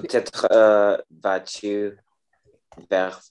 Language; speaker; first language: French; non-native, learner; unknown